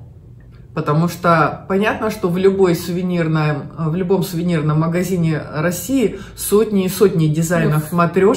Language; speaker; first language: Russian; native; Russian